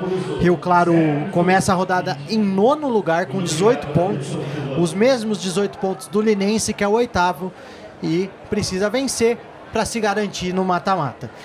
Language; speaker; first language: Portuguese; native; Portuguese